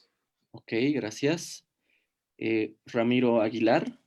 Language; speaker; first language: Spanish; native; Spanish